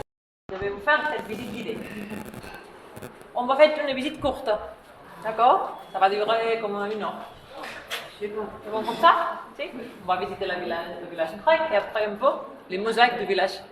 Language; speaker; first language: French; non-native, local second language; Catalan